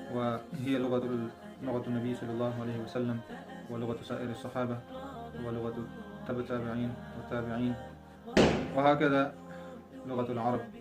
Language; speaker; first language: Arabic; non-native, fluent; Pashto